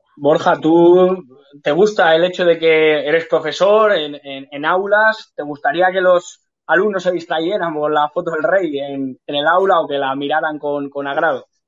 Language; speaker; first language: Spanish; native; Spanish